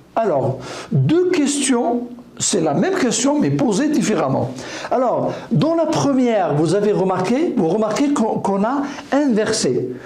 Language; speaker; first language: French; non-native, local second language; Arabic